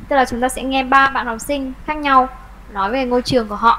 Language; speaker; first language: Vietnamese; native; Vietnamese